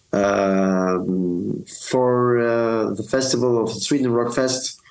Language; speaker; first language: English; non-native, fluent; Arabic